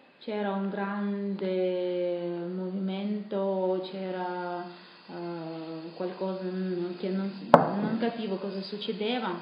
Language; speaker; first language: Italian; non-native, fluent; Russian